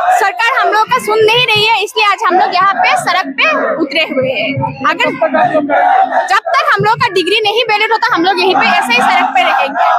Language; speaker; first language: Hindi; non-native, local second language; Assamese